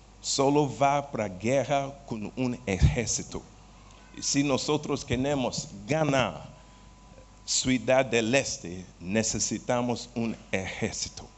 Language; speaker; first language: Spanish; non-native, learner; Portuguese